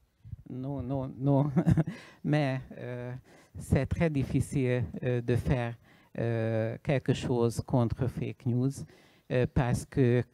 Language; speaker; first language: French; non-native, learner; Hungarian